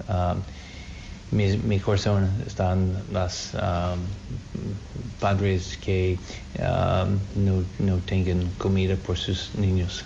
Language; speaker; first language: Spanish; non-native, learner; English